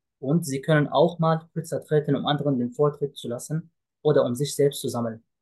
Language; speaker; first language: German; native; German